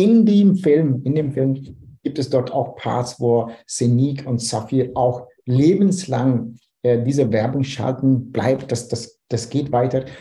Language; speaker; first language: German; non-native, fluent; Dutch